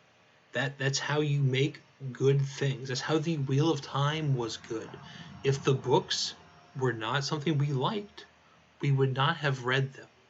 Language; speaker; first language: English; native; English